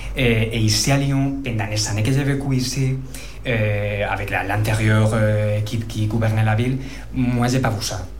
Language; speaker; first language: French; non-native, fluent; Spanish